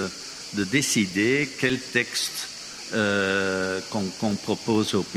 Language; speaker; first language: French; non-native, fluent; Dutch